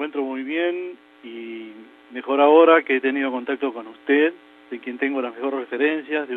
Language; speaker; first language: Spanish; native; Spanish